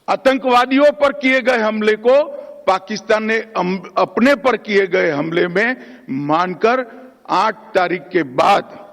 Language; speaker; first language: Hindi; non-native, local second language; Gujarati